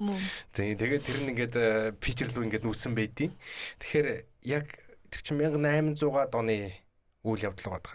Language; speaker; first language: Mongolian; native; Mongolian